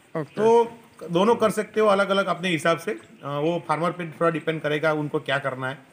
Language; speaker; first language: Hindi; non-native, local second language; Gujarati